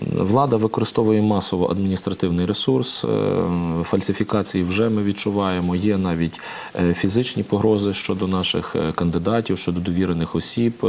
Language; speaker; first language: Ukrainian; native; Ukrainian